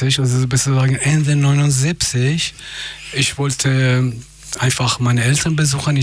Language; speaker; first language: German; non-native, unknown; Persian